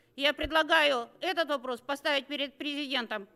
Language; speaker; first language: Russian; native; Russian